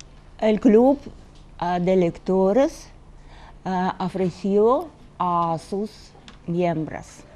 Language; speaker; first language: Spanish; non-native, fluent; Russian